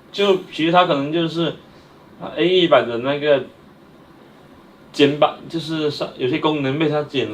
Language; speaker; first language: Chinese; native; Chinese